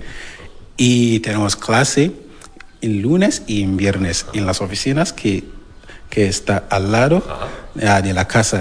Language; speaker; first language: Spanish; non-native, learner; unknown